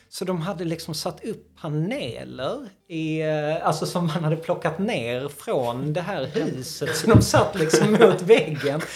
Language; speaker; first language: Swedish; native; Swedish